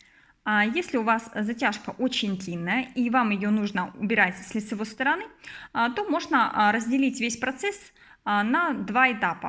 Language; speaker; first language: Russian; native; Russian